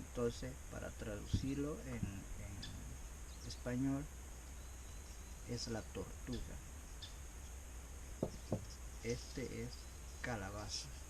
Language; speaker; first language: Spanish; non-native, local second language; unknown